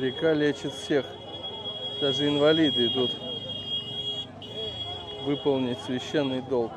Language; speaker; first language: Russian; native; Russian